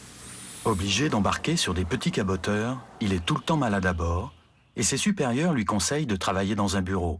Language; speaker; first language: French; native; French